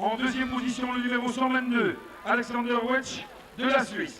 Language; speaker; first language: French; native; French